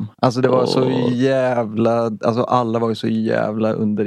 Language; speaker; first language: Swedish; native; Swedish